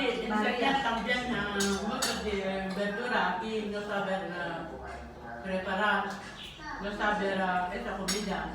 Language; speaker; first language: Spanish; non-native, learner; Filipino